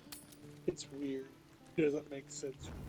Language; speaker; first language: English; native; English